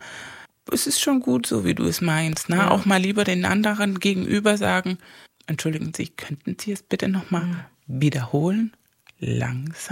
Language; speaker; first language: German; non-native, fluent; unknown